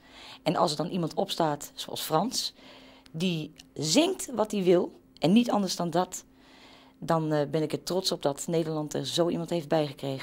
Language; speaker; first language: Dutch; native; Dutch